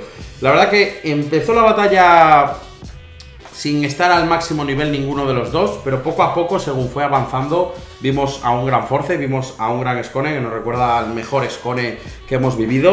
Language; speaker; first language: Spanish; native; Spanish